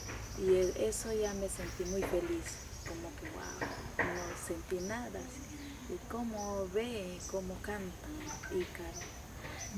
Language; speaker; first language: Spanish; non-native, local second language; Shipibo-Conibo